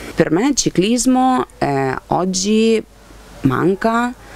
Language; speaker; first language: Italian; non-native, fluent; Lithuanian